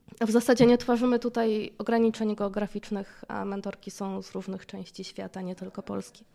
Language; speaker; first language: Polish; native; Polish